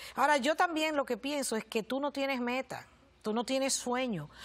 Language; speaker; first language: Spanish; native; Spanish